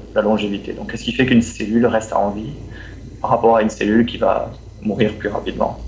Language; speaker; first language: French; native; French